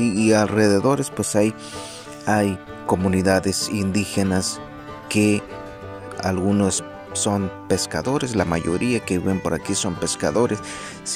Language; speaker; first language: Spanish; native; Spanish